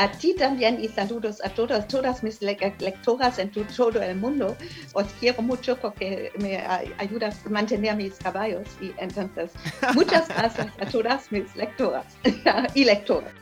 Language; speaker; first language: Spanish; non-native, learner; German